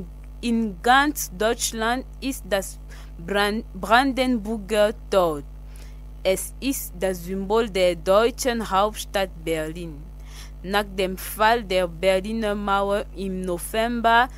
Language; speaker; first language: German; non-native, fluent; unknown